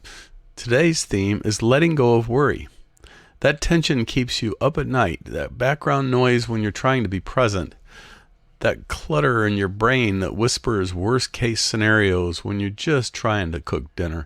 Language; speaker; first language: English; native; English